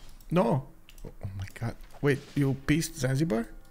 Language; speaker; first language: English; non-native, fluent; Romanian